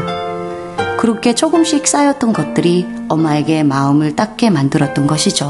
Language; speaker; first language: Korean; native; Korean